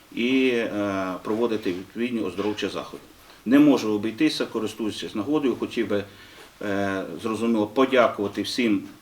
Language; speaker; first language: Ukrainian; native; Ukrainian